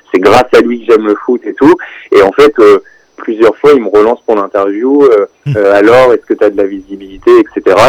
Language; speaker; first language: French; native; French